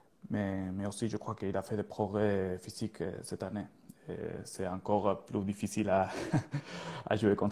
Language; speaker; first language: French; non-native, learner; Spanish